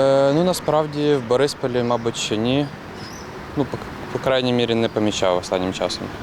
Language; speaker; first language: Ukrainian; native; Ukrainian